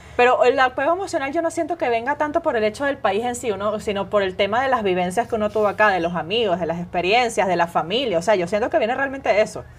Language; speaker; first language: Spanish; native; Spanish